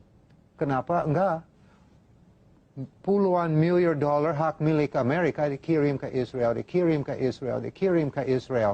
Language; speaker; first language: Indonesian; non-native, fluent; English